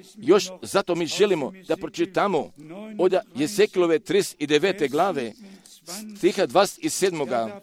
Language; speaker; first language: Croatian; non-native, fluent; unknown